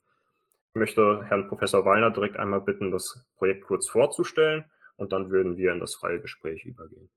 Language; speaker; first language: German; native; German